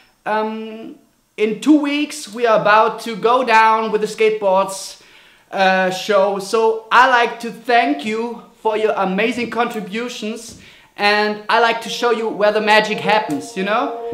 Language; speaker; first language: English; non-native, learner; German